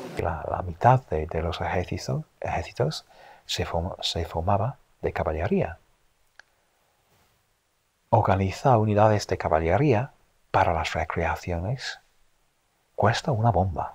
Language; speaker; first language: Spanish; non-native, fluent; English